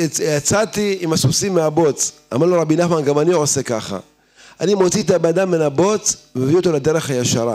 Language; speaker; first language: Hebrew; native; Hebrew